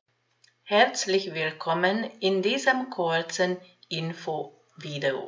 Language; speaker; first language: German; non-native, fluent; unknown